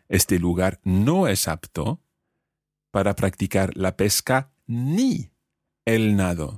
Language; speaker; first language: Spanish; non-native, fluent; English